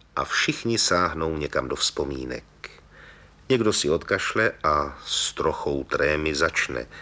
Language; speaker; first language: Czech; native; Czech